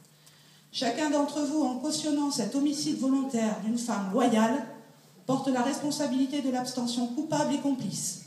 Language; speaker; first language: French; native; French